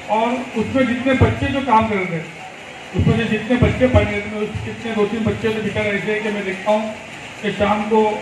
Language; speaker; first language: Hindi; non-native, local second language; Telugu